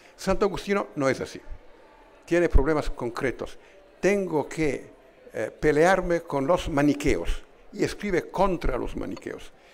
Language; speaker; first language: Spanish; non-native, fluent; Italian